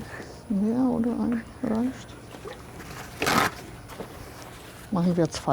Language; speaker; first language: German; non-native, fluent; Polish